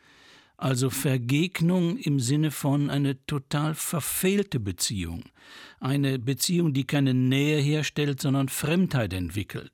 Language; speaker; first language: German; native; German